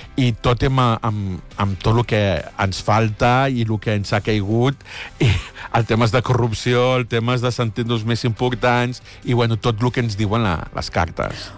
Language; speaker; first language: Catalan; native; Catalan